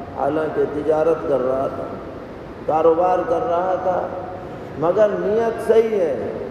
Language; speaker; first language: Urdu; native; Urdu